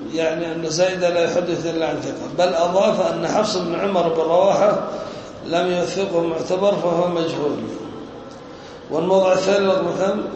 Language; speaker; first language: Arabic; native; Arabic